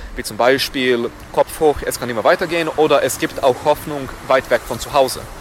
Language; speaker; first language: German; non-native, fluent; Serbian